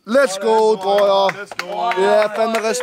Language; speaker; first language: Danish; native; Danish